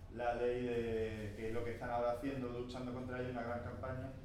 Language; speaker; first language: Spanish; native; Spanish